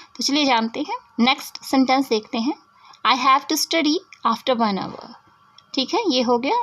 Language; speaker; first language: Hindi; native; Hindi